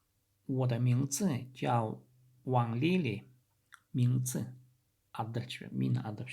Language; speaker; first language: Chinese; non-native, learner; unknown